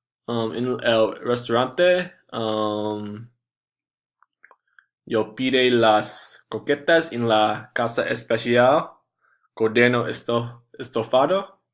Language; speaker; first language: Spanish; non-native, learner; English